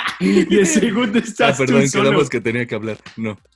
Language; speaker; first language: Spanish; native; Spanish